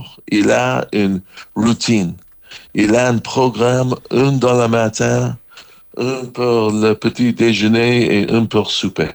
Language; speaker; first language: French; non-native, learner; English